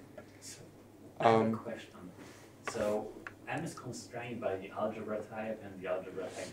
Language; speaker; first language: English; non-native, fluent; Polish